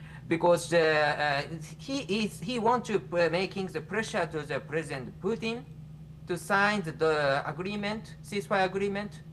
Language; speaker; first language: English; non-native, fluent; Japanese